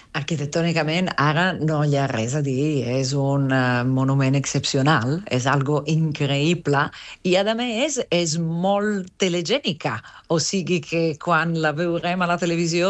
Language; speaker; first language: Catalan; non-native, fluent; Italian